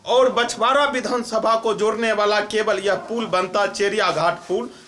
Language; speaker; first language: Hindi; native; Hindi